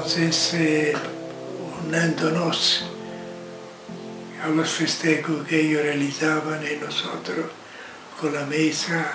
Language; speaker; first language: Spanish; non-native, fluent; Italian